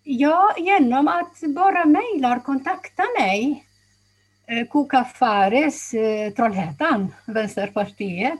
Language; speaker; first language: Swedish; non-native, fluent; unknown